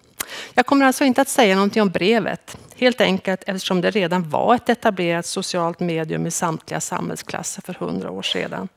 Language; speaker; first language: Swedish; native; Swedish